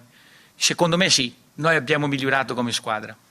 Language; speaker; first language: Italian; non-native, fluent; Portuguese